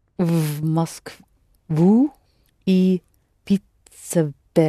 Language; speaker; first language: Russian; non-native, learner; English